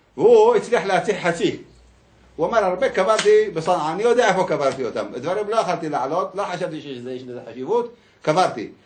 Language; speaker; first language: Hebrew; early bilingual, other home language; Arabic